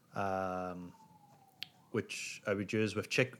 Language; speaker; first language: English; native; English